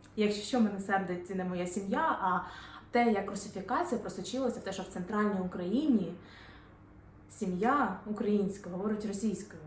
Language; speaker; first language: Ukrainian; non-native, local second language; Russian